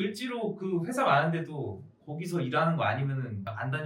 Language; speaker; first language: Korean; native; Korean